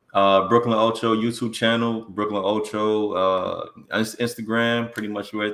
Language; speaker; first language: English; native; English